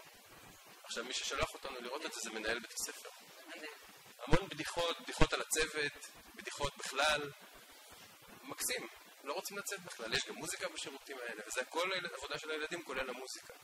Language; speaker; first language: Hebrew; native; Hebrew